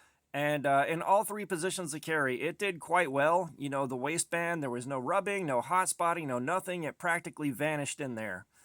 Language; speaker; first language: English; native; English